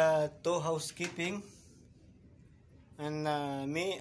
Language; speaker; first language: English; non-native, learner; Filipino